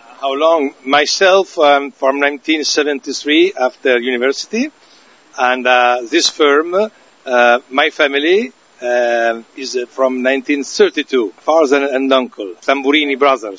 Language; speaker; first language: English; non-native, learner; Italian